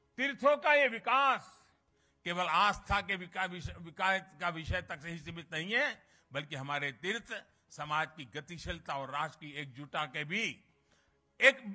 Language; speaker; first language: Hindi; native; Hindi